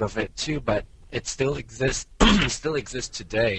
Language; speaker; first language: English; non-native, local second language; Min Nan Chinese